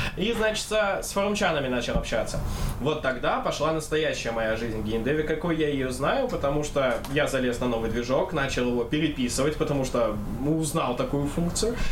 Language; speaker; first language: Russian; non-native, local second language; Kazakh